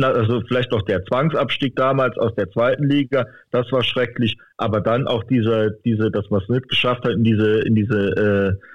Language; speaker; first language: German; native; German